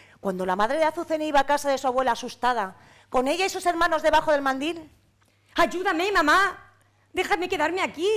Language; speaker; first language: Spanish; native; Spanish